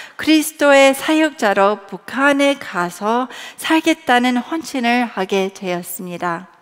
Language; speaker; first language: Korean; early bilingual, other home language; English